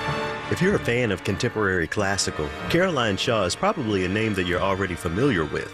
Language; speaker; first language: English; native; English